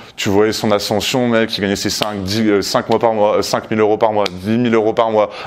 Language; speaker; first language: French; native; French